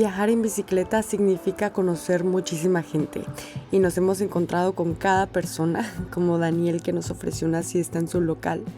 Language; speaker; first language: Spanish; native; Spanish